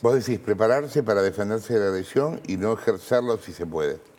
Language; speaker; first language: Spanish; native; Spanish